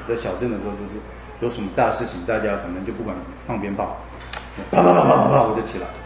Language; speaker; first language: Chinese; native; Chinese